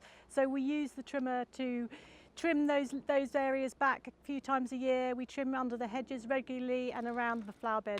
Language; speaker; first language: English; native; English